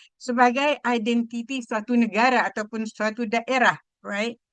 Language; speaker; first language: Indonesian; non-native, local second language; Minangkabau